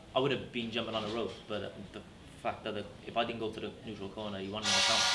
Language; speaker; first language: English; native; English